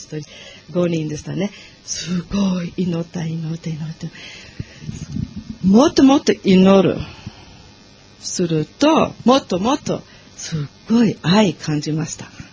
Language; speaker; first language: Japanese; non-native, learner; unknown